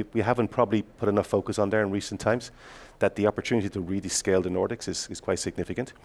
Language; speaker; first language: English; native; English